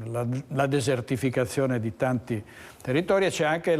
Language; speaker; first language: Italian; native; Italian